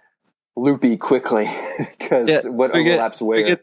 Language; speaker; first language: English; native; English